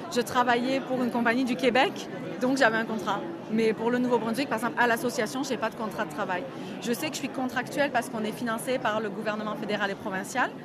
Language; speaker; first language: French; native; French